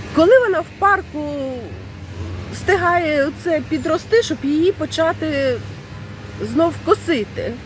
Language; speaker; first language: Ukrainian; non-native, local second language; Russian